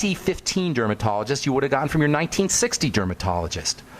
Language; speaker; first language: English; native; English